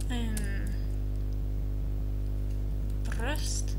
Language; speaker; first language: Swedish; non-native, learner; German